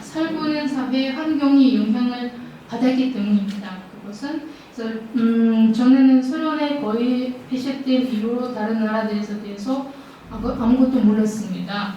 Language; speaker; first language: Korean; early bilingual, heritage; Russian